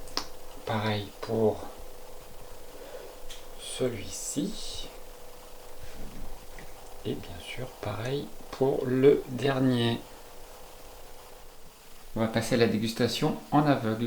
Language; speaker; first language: French; native; French